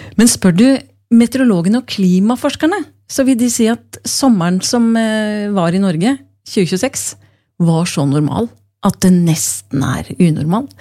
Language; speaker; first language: Norwegian; native; Norwegian